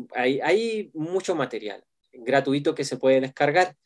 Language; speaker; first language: Spanish; native; Spanish